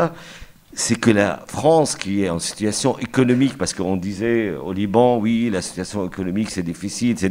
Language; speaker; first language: French; non-native, fluent; Arabic